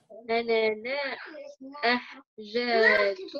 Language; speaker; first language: Arabic; non-native, learner; French